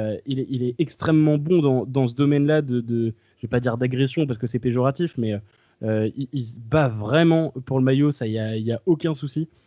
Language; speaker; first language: French; native; French